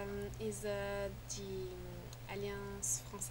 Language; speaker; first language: English; non-native, learner; French